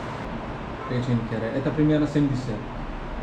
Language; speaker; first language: Russian; non-native, learner; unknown